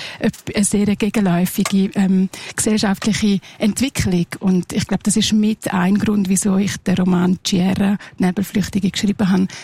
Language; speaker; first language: German; non-native, local second language; Romansh